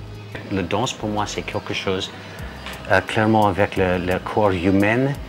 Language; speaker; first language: French; non-native, fluent; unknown